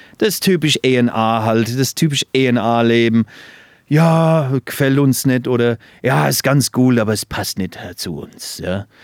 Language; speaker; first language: German; non-native, fluent; English